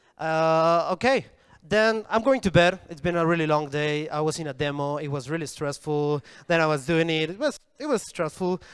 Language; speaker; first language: English; non-native, fluent; Spanish